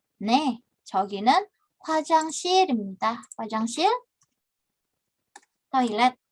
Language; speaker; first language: Korean; non-native, fluent; Indonesian